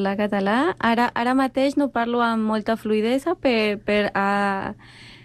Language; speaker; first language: Catalan; non-native, learner; Spanish